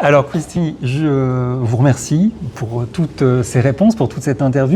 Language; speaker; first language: French; native; French